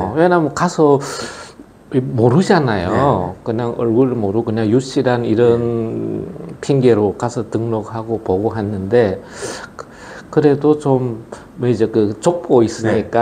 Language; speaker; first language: Korean; early bilingual, other home language; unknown